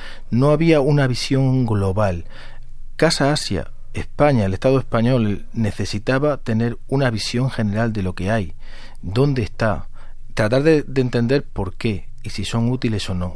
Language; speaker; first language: Spanish; native; Spanish